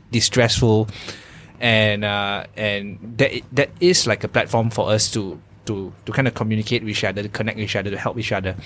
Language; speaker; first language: English; non-native, local second language; Chinese